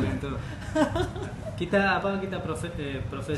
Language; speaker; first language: Indonesian; non-native, fluent; Spanish